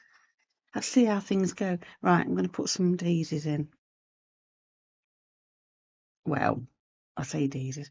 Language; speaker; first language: English; native; English